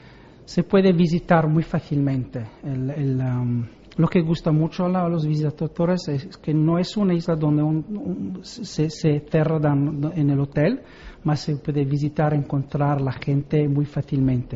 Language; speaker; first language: Spanish; non-native, learner; Italian